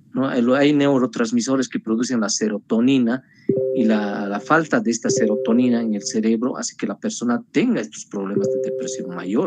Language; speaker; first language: Spanish; native; Spanish